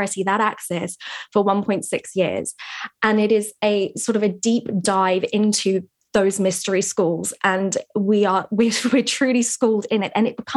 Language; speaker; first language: English; native; English